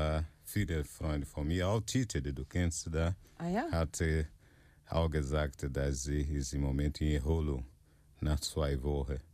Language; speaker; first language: German; non-native, fluent; Portuguese